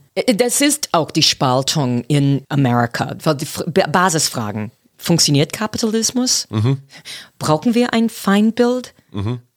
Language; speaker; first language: German; non-native, fluent; English